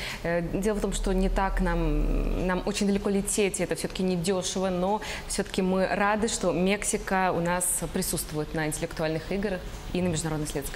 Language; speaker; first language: Russian; native; Russian